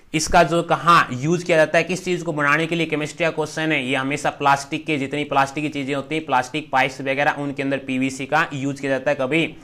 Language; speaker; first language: Hindi; native; Hindi